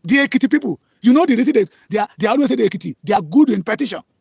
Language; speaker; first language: English; non-native, local second language; Yoruba